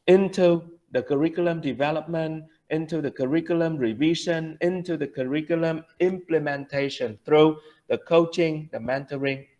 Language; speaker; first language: English; non-native, fluent; Vietnamese